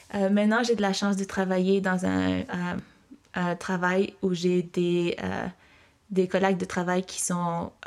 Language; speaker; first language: French; early bilingual, heritage; French